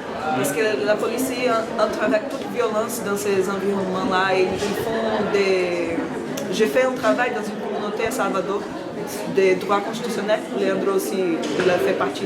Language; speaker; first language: French; non-native, learner; Portuguese